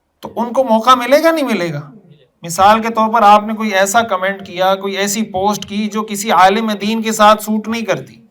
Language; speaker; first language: Urdu; native; Urdu